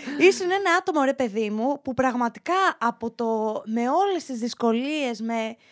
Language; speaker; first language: Greek; native; Greek